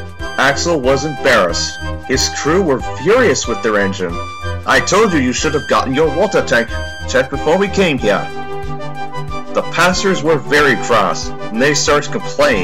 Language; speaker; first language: English; native; English